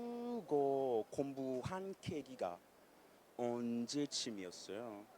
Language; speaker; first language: Korean; non-native, learner; English